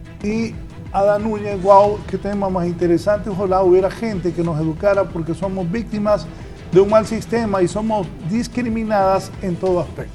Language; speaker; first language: Spanish; native; Spanish